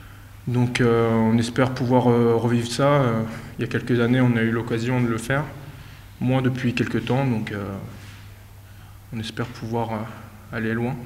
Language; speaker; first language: French; native; French